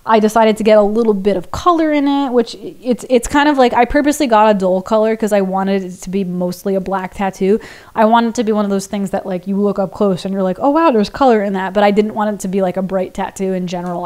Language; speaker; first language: English; native; English